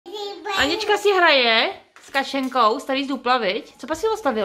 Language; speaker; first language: Czech; native; Czech